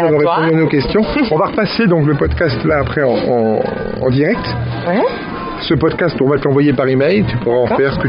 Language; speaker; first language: French; native; French